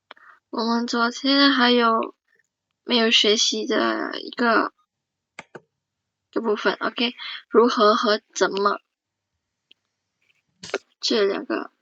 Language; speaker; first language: Chinese; non-native, fluent; Indonesian